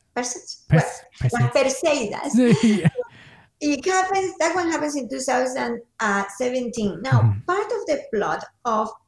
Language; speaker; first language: English; non-native, fluent; Spanish